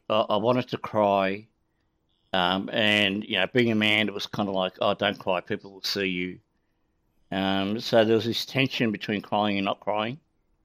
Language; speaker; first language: English; native; English